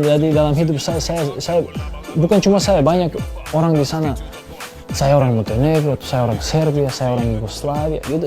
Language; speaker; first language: Indonesian; non-native, fluent; Serbian